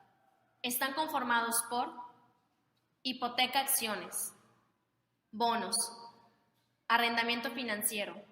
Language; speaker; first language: Spanish; native; Spanish